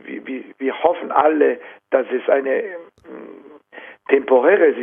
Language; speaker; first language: German; non-native, fluent; Italian